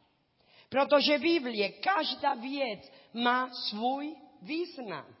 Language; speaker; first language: Czech; non-native, learner; Spanish